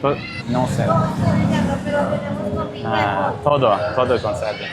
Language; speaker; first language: Spanish; non-native, learner; Turkish